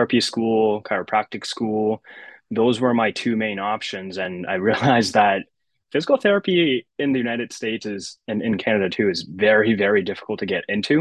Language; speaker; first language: English; early bilingual, other home language; Japanese